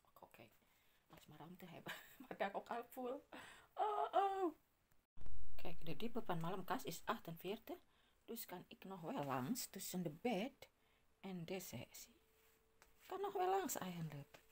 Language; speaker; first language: Dutch; non-native, learner; Indonesian